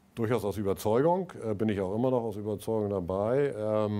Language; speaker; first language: German; native; German